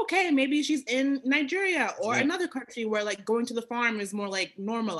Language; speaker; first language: English; native; English